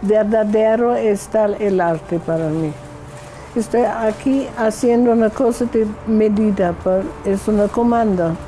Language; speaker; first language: Spanish; non-native, learner; German